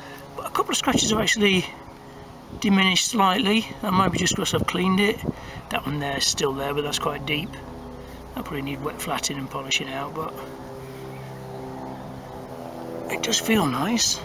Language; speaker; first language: English; native; English